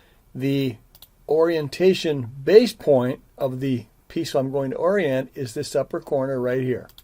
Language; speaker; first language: English; native; English